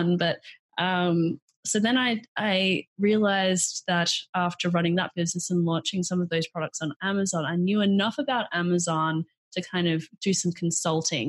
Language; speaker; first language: English; native; English